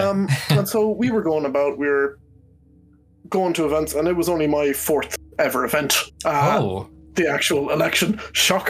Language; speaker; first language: English; native; English